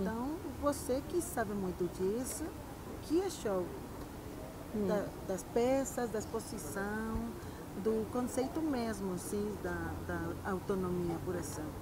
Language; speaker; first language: Portuguese; non-native, fluent; Spanish